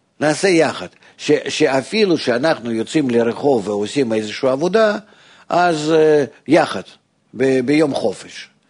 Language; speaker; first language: Hebrew; non-native, fluent; Russian